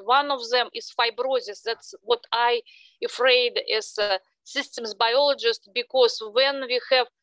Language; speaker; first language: English; non-native, fluent; Russian